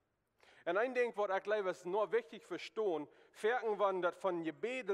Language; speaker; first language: German; non-native, learner; Plautdietsch